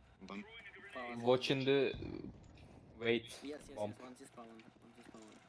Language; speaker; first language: English; non-native, learner; Turkish